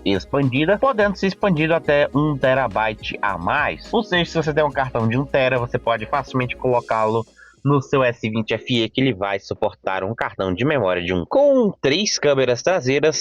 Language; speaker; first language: Portuguese; native; Portuguese